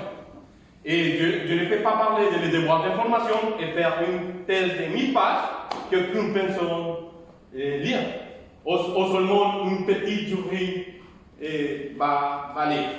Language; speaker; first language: French; non-native, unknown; Spanish